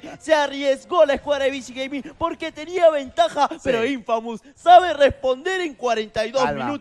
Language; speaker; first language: Spanish; native; Spanish